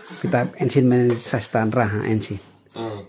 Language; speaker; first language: Finnish; non-native, learner; Vietnamese